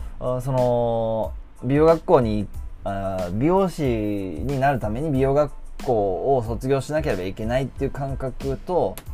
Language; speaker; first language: Japanese; native; Japanese